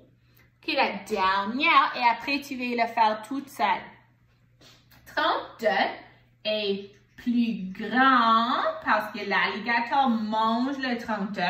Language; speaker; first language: French; non-native, local second language; English